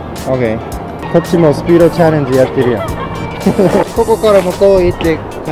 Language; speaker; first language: Japanese; non-native, fluent; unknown